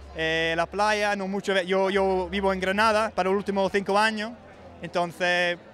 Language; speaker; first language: Spanish; non-native, fluent; English